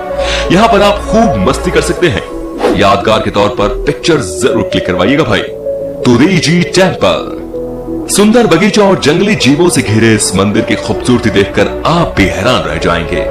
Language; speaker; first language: Hindi; native; Hindi